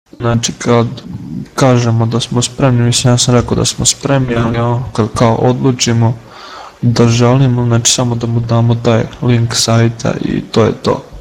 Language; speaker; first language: Serbian; native; Serbian